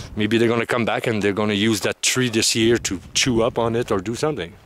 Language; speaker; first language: English; non-native, fluent; French